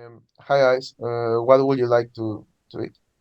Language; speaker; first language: English; non-native, learner; Spanish